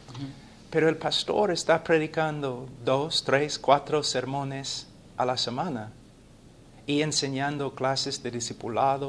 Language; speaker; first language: Spanish; non-native, fluent; English